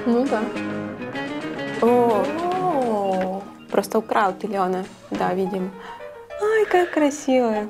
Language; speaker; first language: Russian; non-native, learner; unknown